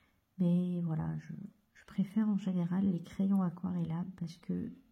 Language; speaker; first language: French; native; French